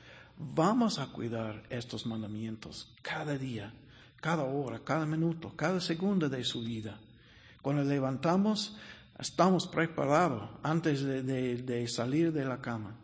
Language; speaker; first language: Spanish; non-native, learner; English